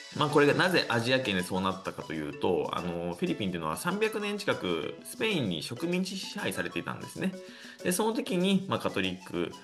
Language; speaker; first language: Japanese; native; Japanese